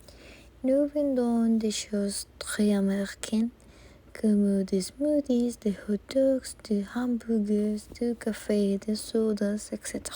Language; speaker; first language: French; non-native, learner; Spanish